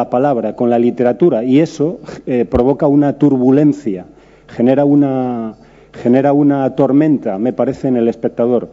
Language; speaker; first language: Spanish; native; Spanish